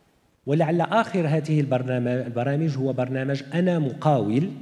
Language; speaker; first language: Arabic; native; Arabic